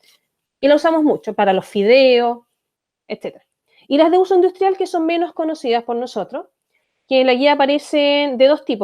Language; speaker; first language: Spanish; native; Spanish